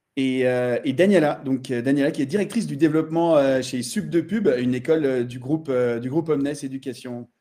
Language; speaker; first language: French; native; French